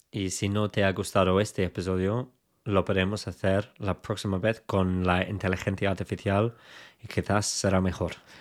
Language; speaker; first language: Spanish; non-native, fluent; English